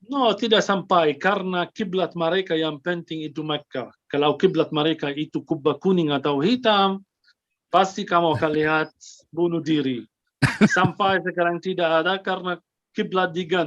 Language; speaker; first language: Indonesian; non-native, fluent; Arabic